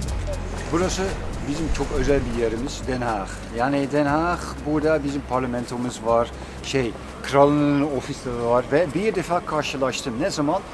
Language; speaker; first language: Turkish; non-native, fluent; Dutch